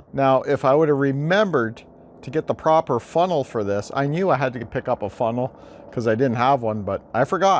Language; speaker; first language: English; native; English